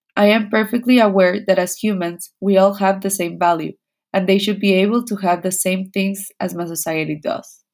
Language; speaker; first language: English; non-native, fluent; Spanish